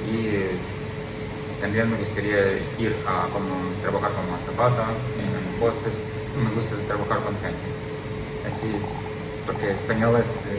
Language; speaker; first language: Spanish; non-native, learner; Ukrainian